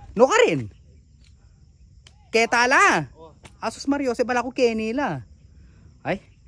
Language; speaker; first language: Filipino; non-native, local second language; Pampanga